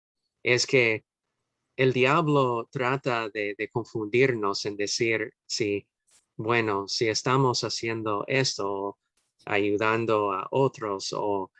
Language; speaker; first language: Spanish; non-native, fluent; English